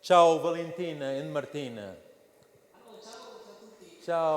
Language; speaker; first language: Italian; non-native, learner; Portuguese